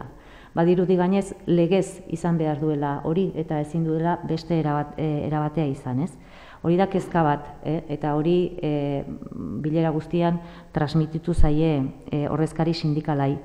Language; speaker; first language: Basque; native; Basque